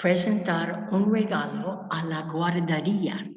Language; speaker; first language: Spanish; non-native, fluent; English